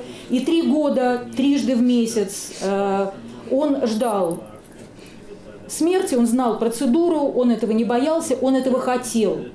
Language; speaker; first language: Russian; native; Russian